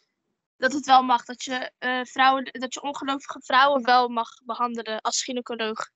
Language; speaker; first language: Dutch; native; Dutch